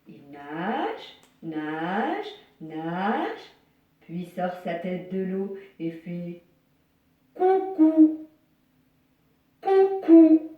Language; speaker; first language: French; native; French